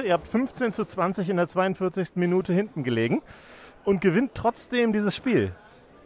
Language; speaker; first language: German; native; German